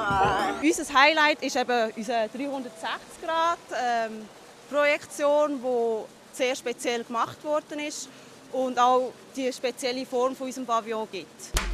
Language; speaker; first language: German; early bilingual, other home language; Vietnamese